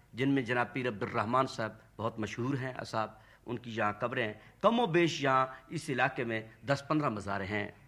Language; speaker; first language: Urdu; non-native, local second language; Saraiki